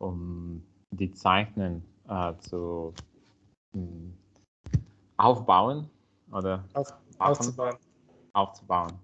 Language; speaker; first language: German; non-native, learner; Italian